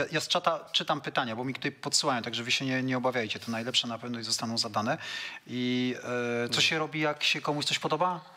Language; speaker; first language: Polish; native; Polish